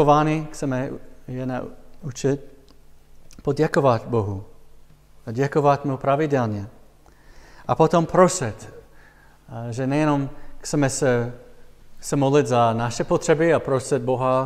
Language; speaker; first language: Czech; non-native, fluent; English